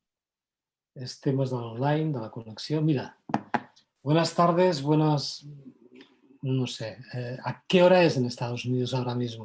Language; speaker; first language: Spanish; non-native, local second language; Catalan